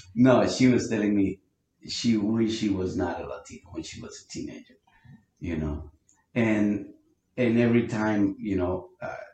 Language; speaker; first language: English; non-native, fluent; Spanish